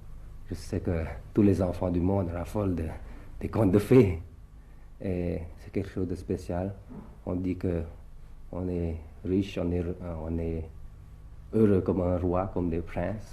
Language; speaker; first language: French; early bilingual, other home language; Thai